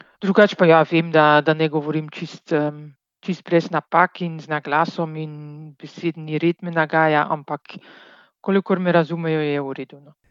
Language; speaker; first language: Slovenian; non-native, fluent; Dutch